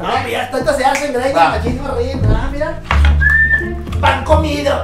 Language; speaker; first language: Spanish; native; Spanish